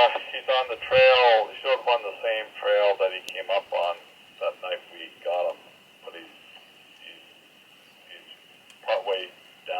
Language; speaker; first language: English; native; English